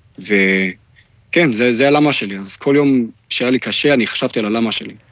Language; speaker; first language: Hebrew; non-native, fluent; German